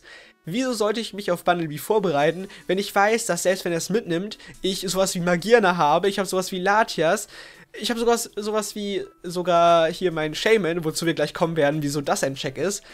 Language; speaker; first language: German; native; German